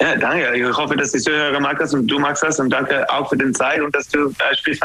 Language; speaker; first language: German; non-native, learner; English